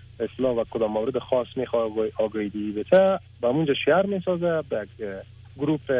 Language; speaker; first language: Persian; native; Persian